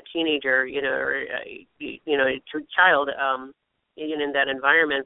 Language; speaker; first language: English; native; English